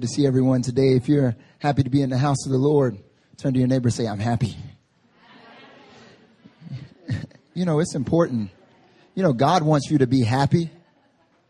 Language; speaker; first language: English; native; English